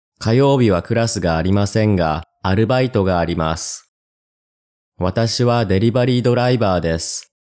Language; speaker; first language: Japanese; non-native, learner; English